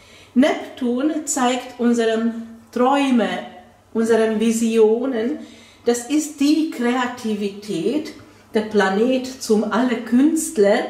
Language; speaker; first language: German; non-native, fluent; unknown